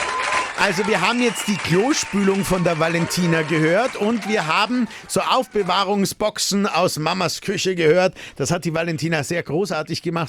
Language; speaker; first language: German; native; German